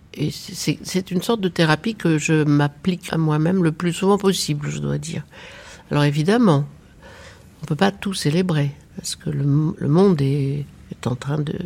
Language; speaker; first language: French; native; French